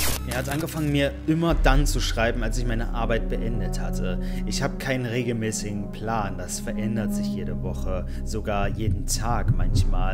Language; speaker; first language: German; native; German